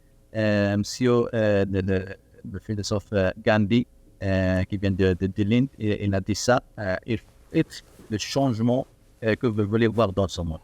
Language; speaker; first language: French; non-native, learner; Arabic